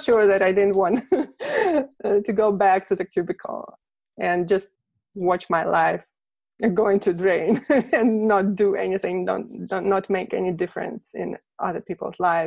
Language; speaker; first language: English; non-native, fluent; Russian